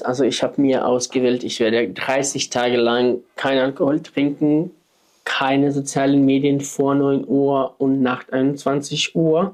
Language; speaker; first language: German; non-native, fluent; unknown